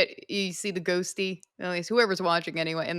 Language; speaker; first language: English; native; English